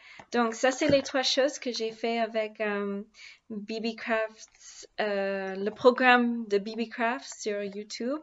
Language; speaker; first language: French; non-native, learner; English